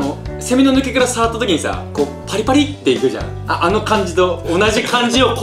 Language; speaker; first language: Japanese; native; Japanese